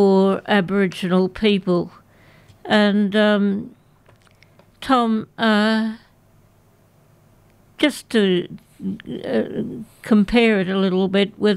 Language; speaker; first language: English; native; English